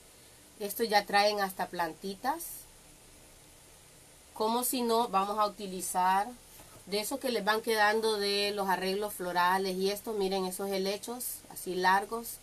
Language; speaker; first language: Spanish; native; Spanish